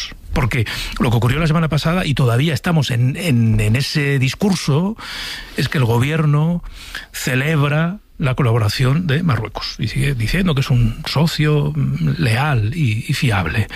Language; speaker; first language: Spanish; native; Spanish